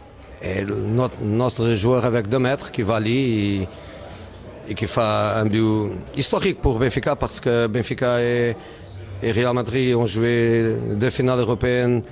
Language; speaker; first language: French; non-native, fluent; Portuguese